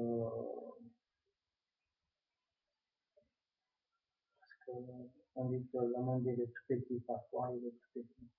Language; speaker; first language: French; non-native, fluent; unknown